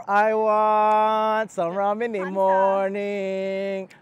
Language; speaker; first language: English; native; English